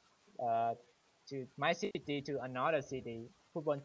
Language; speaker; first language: English; non-native, learner; Vietnamese